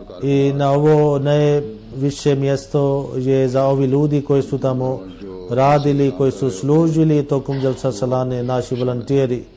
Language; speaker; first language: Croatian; non-native, fluent; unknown